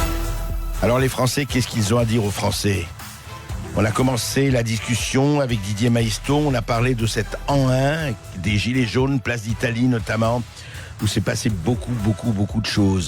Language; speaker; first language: French; native; French